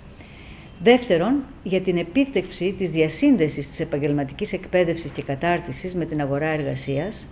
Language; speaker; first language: Greek; native; Greek